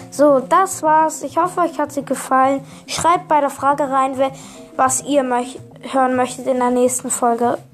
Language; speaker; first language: German; native; German